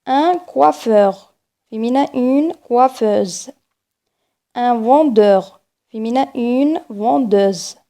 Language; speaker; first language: French; non-native, local second language; Arabic